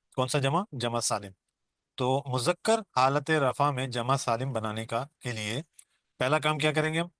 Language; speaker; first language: Urdu; non-native, local second language; Baluchi